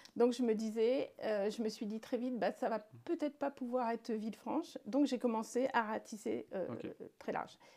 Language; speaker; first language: French; native; French